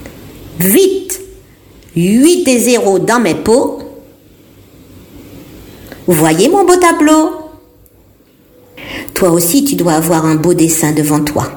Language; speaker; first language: French; native; French